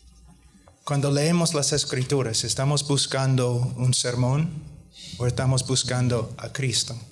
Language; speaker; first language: Spanish; non-native, fluent; English